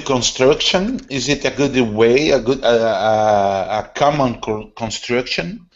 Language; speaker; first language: English; non-native, learner; Portuguese